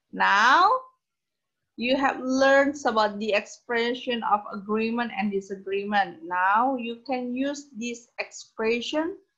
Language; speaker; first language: English; non-native, fluent; Indonesian